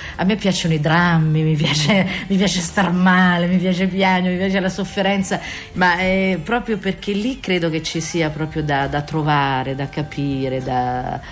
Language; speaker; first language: Italian; native; Italian